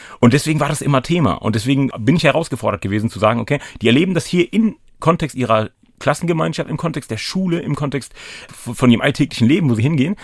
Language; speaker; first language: German; native; German